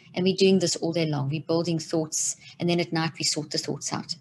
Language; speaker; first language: English; native; English